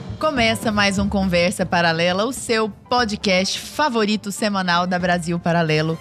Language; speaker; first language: Portuguese; native; Portuguese